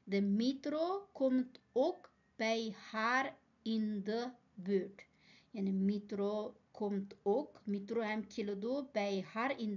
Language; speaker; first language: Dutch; non-native, fluent; Uyghur